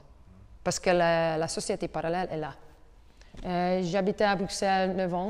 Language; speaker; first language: French; non-native, learner; Hungarian